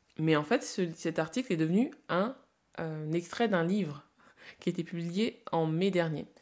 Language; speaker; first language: French; native; French